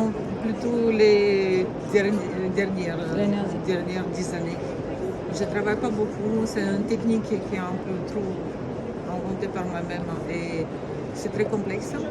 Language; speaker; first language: French; non-native, fluent; Romanian